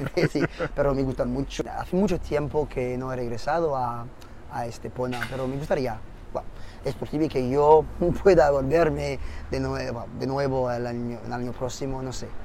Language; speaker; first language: Spanish; non-native, fluent; French